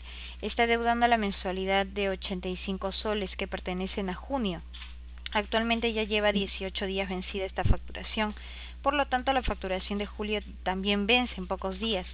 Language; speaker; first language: Spanish; native; Spanish